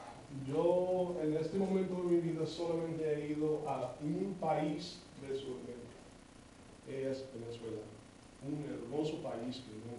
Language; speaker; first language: Spanish; non-native, fluent; English